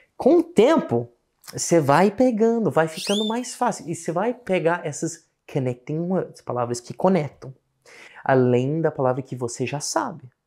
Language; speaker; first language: Portuguese; non-native, fluent; English